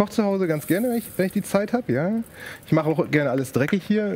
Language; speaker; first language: German; native; German